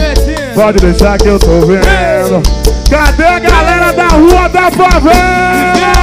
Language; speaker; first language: Portuguese; native; Portuguese